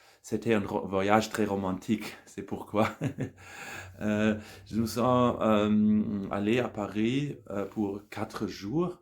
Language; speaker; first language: French; non-native, learner; German